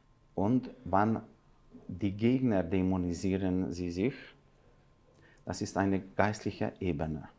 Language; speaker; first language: German; non-native, fluent; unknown